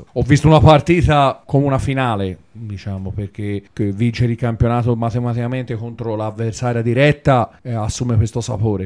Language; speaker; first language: Italian; native; Italian